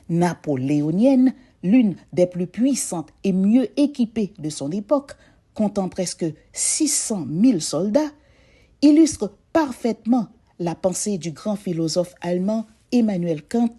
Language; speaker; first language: French; non-native, local second language; Haitian Creole